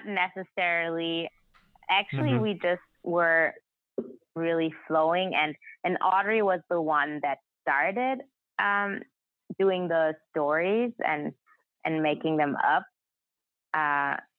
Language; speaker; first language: English; non-native, fluent; German